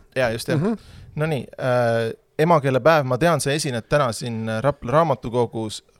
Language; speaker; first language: Estonian; native; Estonian